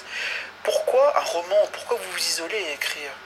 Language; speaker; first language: French; native; French